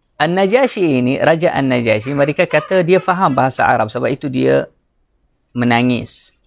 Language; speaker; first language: Malay; non-native, fluent; Arabic